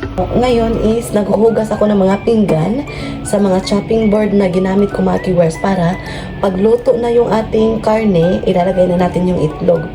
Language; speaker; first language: Filipino; non-native, local second language; Cebuano